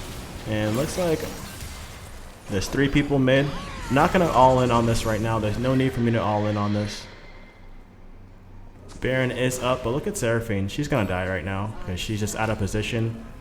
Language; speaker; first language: English; native; English